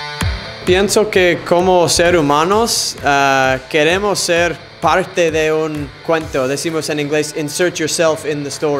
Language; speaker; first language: Spanish; non-native, fluent; English